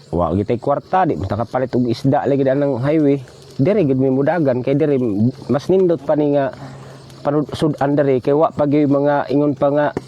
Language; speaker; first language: Cebuano; non-native, local second language; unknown